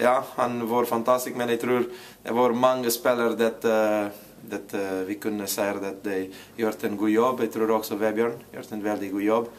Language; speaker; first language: Norwegian; non-native, fluent; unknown